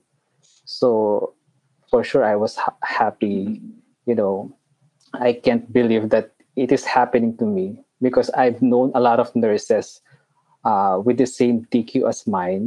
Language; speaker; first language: English; non-native, local second language; Pampanga